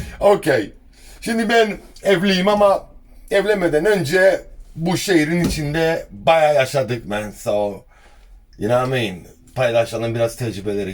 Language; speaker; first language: Turkish; early bilingual, heritage; Turkish